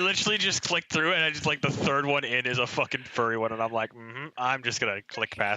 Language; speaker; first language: English; native; English